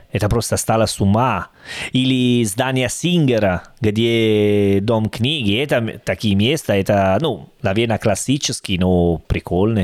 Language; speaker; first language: Russian; non-native, learner; Italian